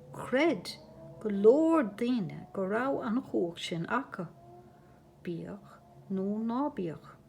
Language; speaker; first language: Irish; native; Irish